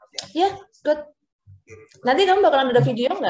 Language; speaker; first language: Indonesian; native; Indonesian